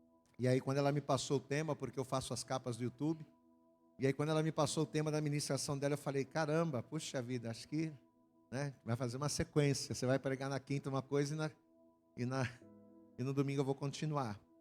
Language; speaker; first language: Portuguese; native; Portuguese